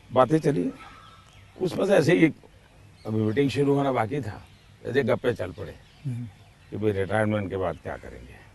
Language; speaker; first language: Hindi; non-native, local second language; Gujarati